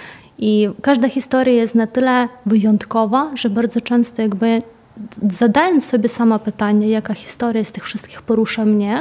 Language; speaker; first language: Polish; non-native, fluent; Ukrainian